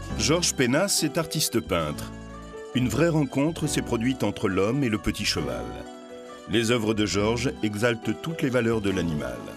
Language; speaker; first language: French; native; French